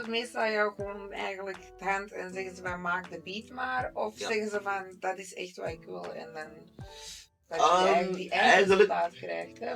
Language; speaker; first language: Dutch; native; Dutch